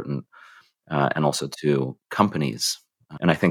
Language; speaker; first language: English; native; English